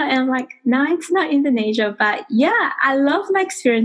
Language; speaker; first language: English; non-native, local second language; Chinese